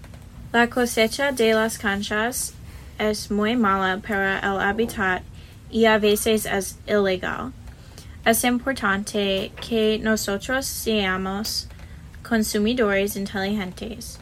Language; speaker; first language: Spanish; non-native, learner; English